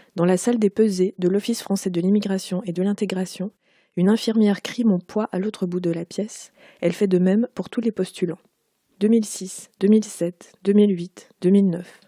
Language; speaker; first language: French; native; French